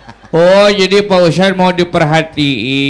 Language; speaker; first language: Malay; non-native, local second language; Sundanese